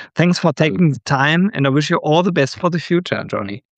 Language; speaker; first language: English; non-native, fluent; German